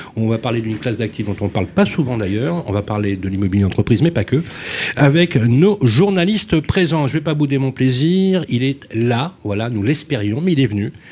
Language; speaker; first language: French; native; French